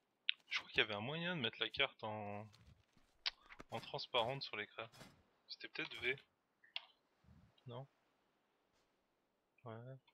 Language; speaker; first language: French; native; French